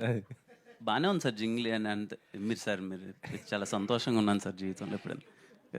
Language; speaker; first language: Telugu; native; Telugu